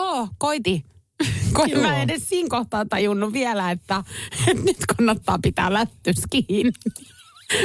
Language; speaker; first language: Finnish; native; Finnish